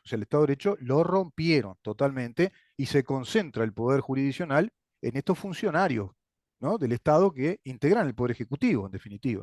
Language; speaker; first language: Spanish; native; Spanish